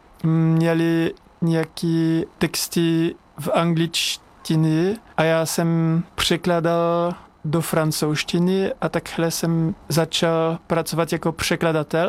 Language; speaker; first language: Czech; non-native, fluent; French